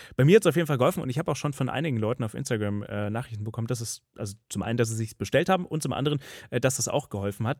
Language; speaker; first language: German; native; German